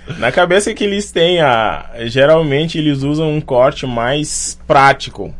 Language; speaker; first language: Portuguese; non-native, fluent; Wolof